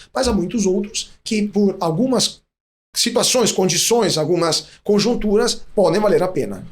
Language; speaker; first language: Portuguese; non-native, fluent; Italian